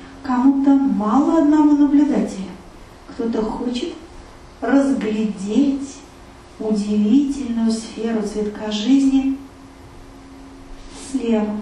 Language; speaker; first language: Russian; native; Russian